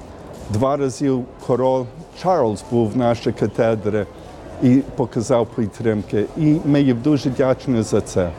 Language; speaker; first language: Ukrainian; early bilingual, heritage; Ukrainian